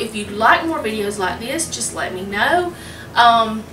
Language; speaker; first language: English; native; English